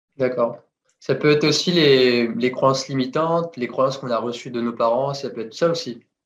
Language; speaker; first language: French; native; French